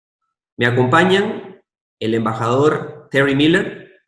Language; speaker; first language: Spanish; native; Spanish